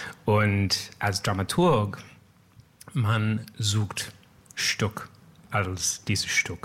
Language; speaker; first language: German; non-native, learner; English